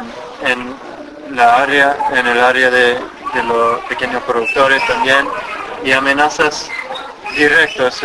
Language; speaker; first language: Spanish; non-native, fluent; English